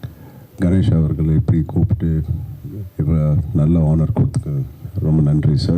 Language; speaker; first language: Tamil; non-native, learner; Telugu